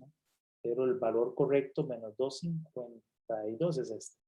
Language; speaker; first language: Spanish; native; Spanish